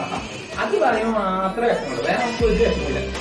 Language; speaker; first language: Malayalam; native; Malayalam